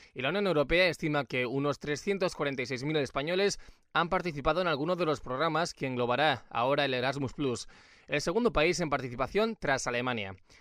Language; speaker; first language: Spanish; native; Spanish